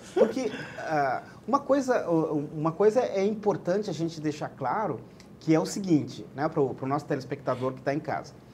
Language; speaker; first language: Portuguese; native; Portuguese